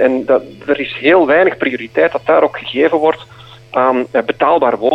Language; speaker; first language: Dutch; native; Dutch